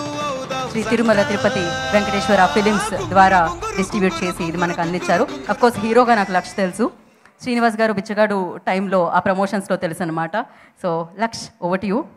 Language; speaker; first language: Telugu; native; Telugu